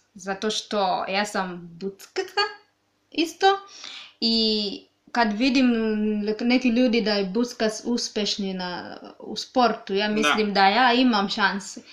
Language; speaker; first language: Serbian; non-native, learner; Swahili